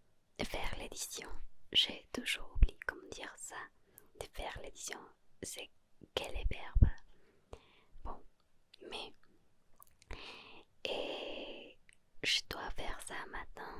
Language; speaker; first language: French; non-native, learner; Spanish